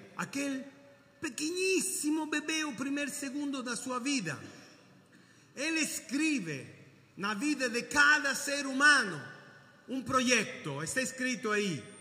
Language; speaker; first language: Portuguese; non-native, learner; Italian